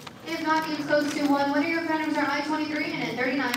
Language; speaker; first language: English; native; English